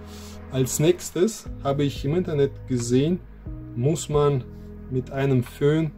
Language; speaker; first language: German; non-native, fluent; Russian